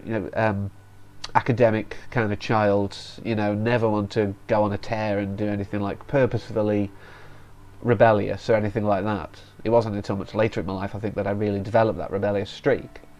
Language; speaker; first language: English; native; English